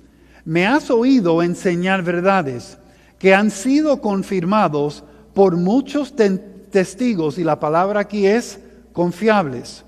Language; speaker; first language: Spanish; early bilingual, heritage; Spanish